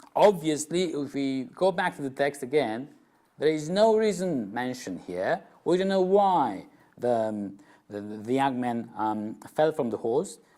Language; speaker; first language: English; non-native, fluent; Romanian